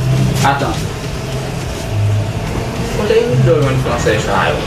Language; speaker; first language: French; non-native, learner; Haitian Creole